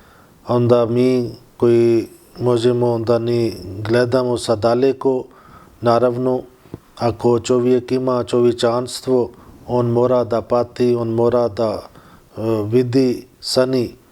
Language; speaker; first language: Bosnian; non-native, learner; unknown